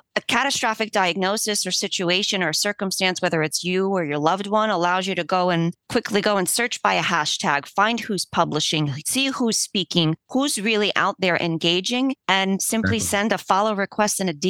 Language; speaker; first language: English; early bilingual, other home language; Polish